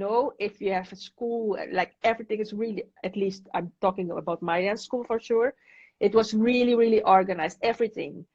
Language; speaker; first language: English; non-native, fluent; Dutch